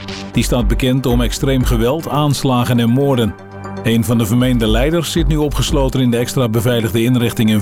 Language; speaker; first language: Dutch; native; Dutch